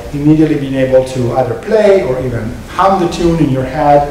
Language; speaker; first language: English; non-native, fluent; Italian